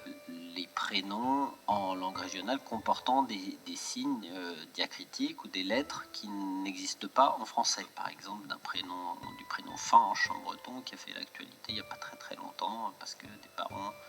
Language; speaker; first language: French; native; French